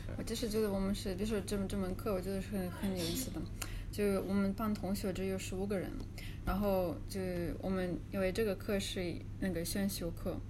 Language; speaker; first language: Chinese; non-native, fluent; Russian